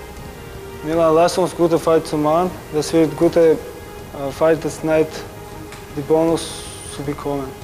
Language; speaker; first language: German; non-native, learner; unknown